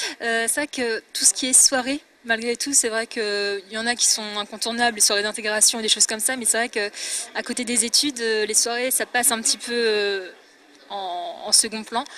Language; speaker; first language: French; native; French